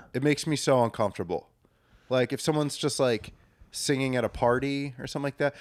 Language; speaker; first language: English; native; English